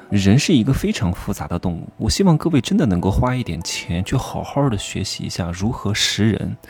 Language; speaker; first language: Chinese; native; Chinese